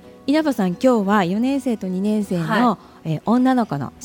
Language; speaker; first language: Japanese; native; Japanese